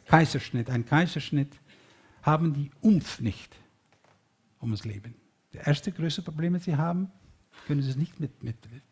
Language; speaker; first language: German; non-native, learner; Dutch